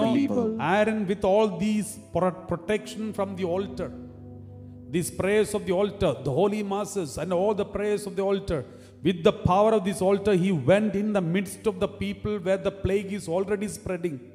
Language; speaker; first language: English; non-native, local second language; Malayalam